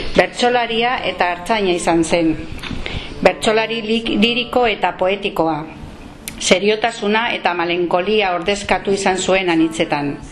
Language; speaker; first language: Basque; non-native, local second language; Spanish